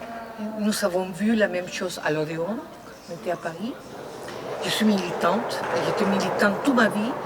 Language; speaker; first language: French; non-native, fluent; Spanish